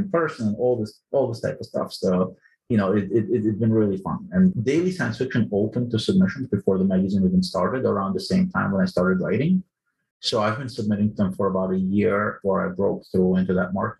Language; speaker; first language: English; non-native, fluent; Ukrainian